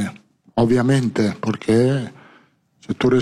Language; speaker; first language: Portuguese; non-native, learner; Italian